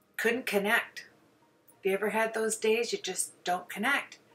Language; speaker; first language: English; native; English